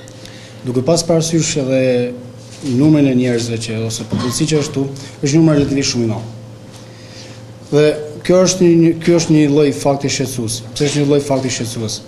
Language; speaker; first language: Albanian; native; Albanian